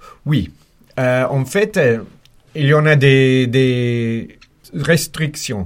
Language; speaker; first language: French; non-native, fluent; English